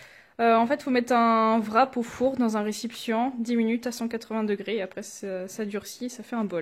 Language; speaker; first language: French; native; French